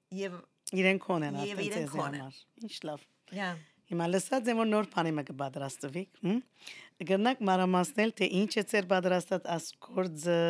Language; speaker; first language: Armenian; early bilingual, heritage; Armenian